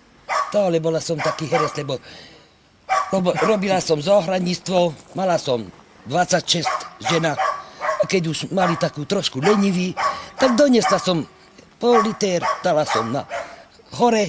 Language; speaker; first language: Slovak; non-native, local second language; Hungarian